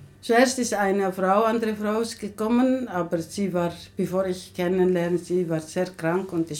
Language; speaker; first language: German; non-native, learner; Somali